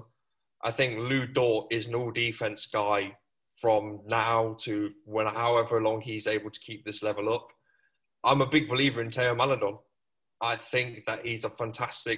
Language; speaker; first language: English; native; English